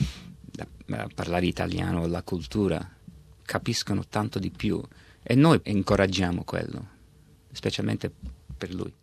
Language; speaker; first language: Italian; early bilingual, heritage; Italian